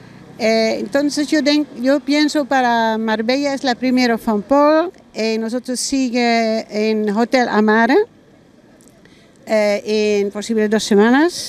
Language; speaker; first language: Spanish; non-native, learner; German